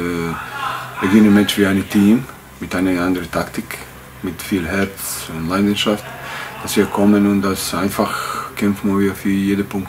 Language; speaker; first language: German; non-native, fluent; Bosnian